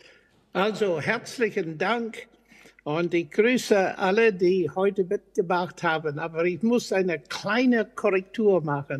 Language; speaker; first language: German; non-native, fluent; English